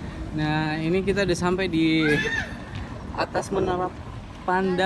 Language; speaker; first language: Indonesian; non-native, local second language; Minangkabau